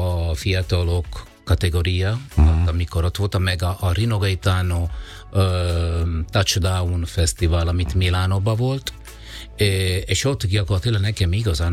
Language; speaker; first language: Hungarian; non-native, learner; Italian